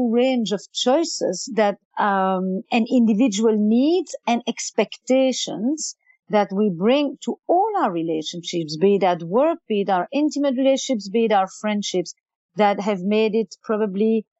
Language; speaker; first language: English; non-native, fluent; Yiddish